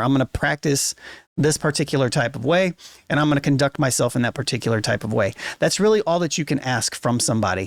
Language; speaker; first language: English; native; English